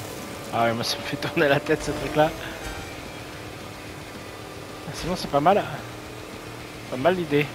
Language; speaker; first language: French; native; French